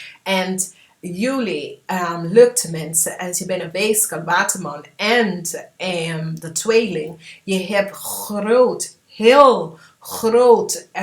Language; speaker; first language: Dutch; non-native, fluent; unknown